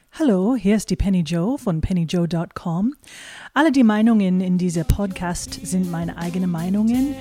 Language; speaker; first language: German; non-native, fluent; English